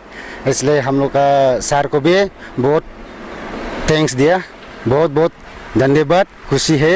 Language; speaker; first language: Hindi; non-native, local second language; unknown